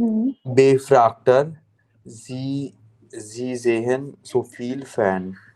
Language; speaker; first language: German; non-native, fluent; Hindi